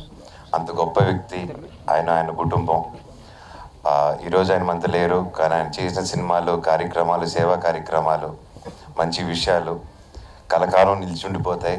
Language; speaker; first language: Telugu; native; Telugu